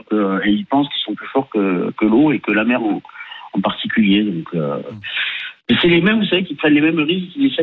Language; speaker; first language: French; native; French